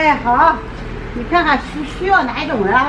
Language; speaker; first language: Chinese; native; Chinese